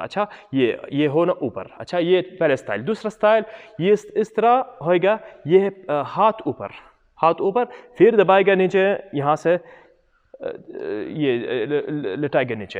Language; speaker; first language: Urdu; non-native, local second language; Punjabi